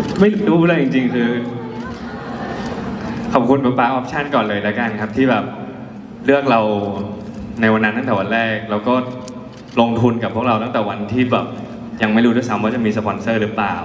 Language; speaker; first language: Thai; native; Thai